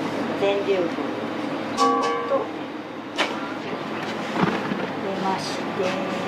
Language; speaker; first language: Japanese; native; Japanese